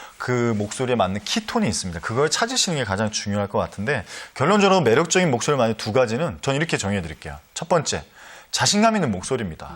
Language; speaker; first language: Korean; native; Korean